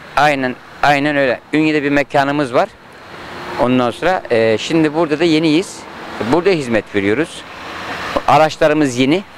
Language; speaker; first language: Turkish; native; Turkish